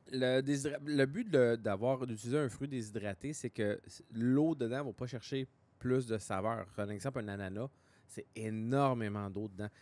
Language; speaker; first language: French; native; French